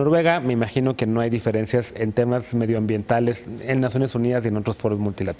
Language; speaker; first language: Spanish; native; Spanish